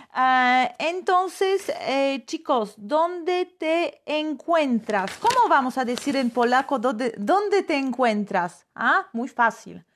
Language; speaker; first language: Spanish; non-native, fluent; Polish